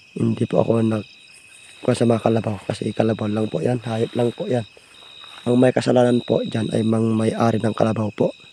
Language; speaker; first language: Filipino; non-native, local second language; Iloko